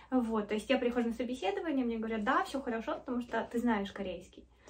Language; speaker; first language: Russian; native; Russian